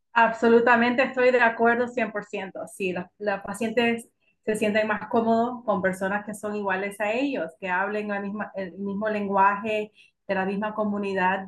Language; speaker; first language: Spanish; early bilingual, heritage; Spanish